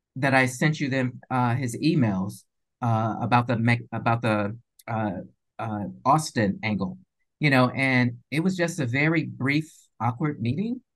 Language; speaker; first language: English; native; English